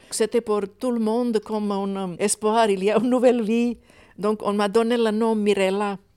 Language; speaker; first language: French; non-native, fluent; Croatian